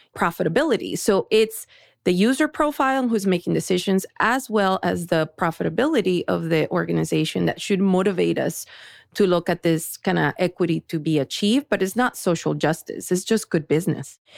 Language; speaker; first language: English; early bilingual, other home language; Spanish